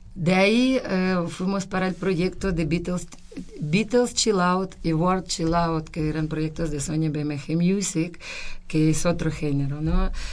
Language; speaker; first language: Spanish; non-native, fluent; Russian